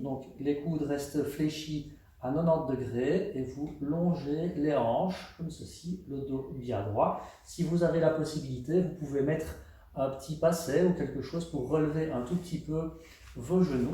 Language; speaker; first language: French; native; French